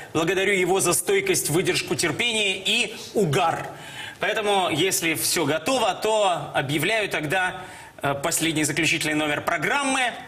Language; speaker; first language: Russian; native; Russian